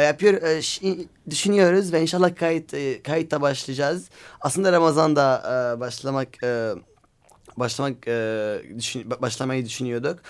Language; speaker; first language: Turkish; non-native, learner; Arabic